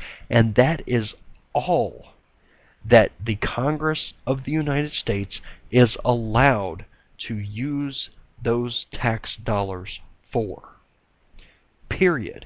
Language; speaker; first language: English; native; English